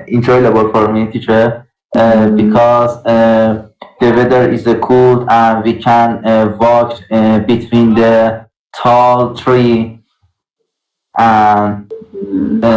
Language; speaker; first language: English; non-native, learner; Persian